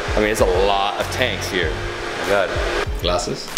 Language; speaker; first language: English; native; English